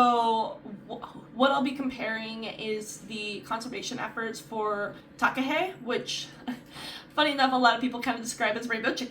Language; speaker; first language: English; native; English